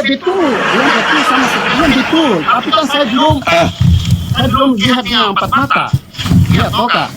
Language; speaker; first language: Indonesian; non-native, fluent; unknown